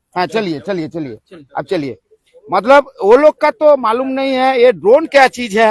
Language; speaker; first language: Hindi; non-native, local second language; Bangla